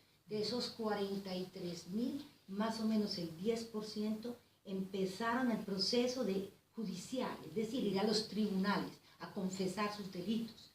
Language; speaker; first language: Spanish; native; Spanish